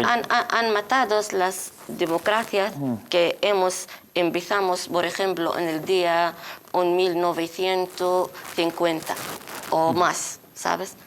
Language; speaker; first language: Spanish; non-native, learner; Arabic